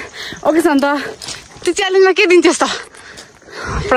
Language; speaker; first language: Nepali; native; Nepali